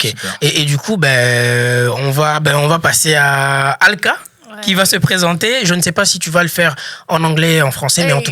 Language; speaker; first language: French; native; French